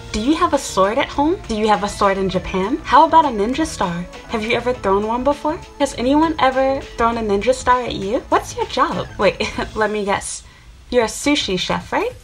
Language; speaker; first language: English; native; English